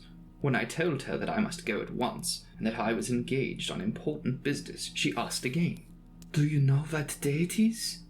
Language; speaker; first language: English; native; English